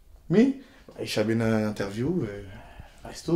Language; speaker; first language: German; non-native, learner; French